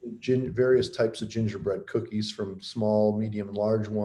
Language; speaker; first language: English; native; English